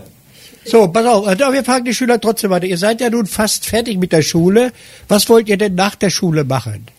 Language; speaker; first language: German; native; German